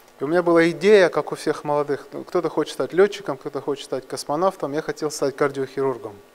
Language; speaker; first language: Russian; non-native, local second language; Georgian